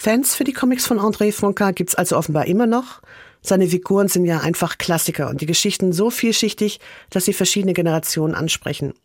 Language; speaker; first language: German; native; German